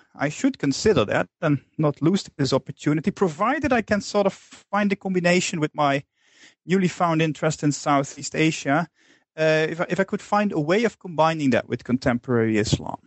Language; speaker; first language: English; non-native, fluent; Dutch